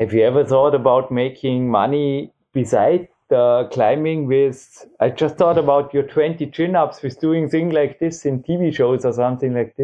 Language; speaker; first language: English; non-native, fluent; German